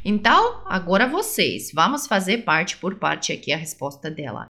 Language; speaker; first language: Portuguese; non-native, fluent; Russian